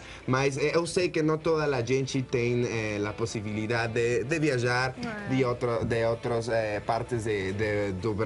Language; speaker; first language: Portuguese; non-native, learner; Spanish